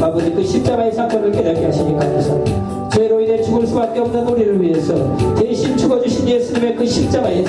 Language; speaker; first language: Korean; native; Korean